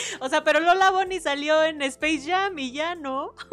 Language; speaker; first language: Spanish; native; Spanish